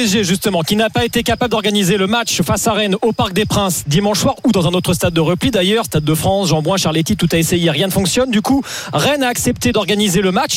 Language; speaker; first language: French; native; French